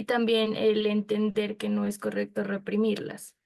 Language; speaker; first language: Spanish; native; Spanish